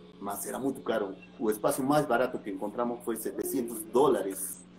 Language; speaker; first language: Portuguese; non-native, learner; Spanish